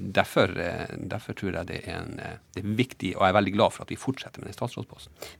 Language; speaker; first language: Norwegian; native; Norwegian